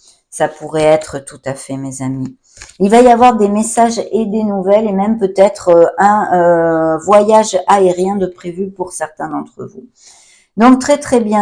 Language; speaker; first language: French; native; French